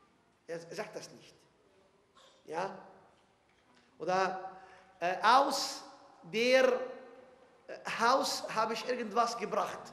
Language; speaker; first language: German; non-native, fluent; Arabic